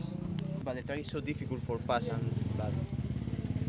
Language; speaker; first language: English; non-native, learner; Spanish